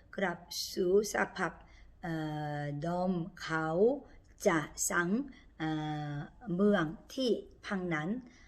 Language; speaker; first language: Thai; non-native, learner; Korean